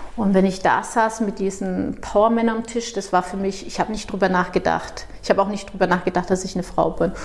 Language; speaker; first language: German; non-native, fluent; Portuguese